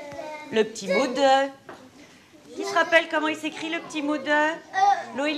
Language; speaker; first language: French; native; French